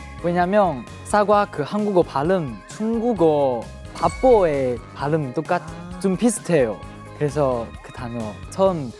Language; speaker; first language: Korean; non-native, learner; Chinese